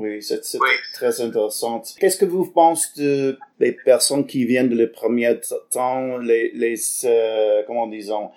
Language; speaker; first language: French; non-native, learner; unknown